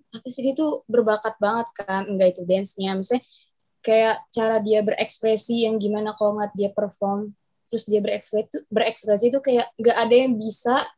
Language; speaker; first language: Indonesian; native; Indonesian